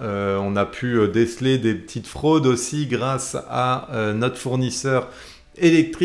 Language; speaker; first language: French; native; French